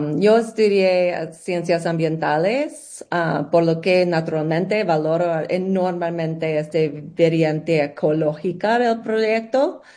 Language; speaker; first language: Spanish; non-native, learner; English